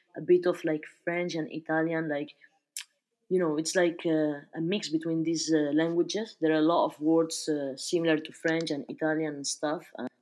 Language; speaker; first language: English; non-native, fluent; Spanish